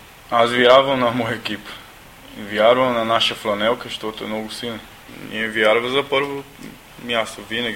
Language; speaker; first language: Bulgarian; non-native, learner; Portuguese